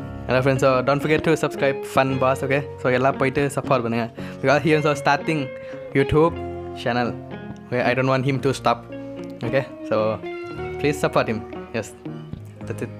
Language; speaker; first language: Tamil; non-native, learner; Thai